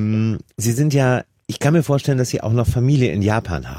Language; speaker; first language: German; native; German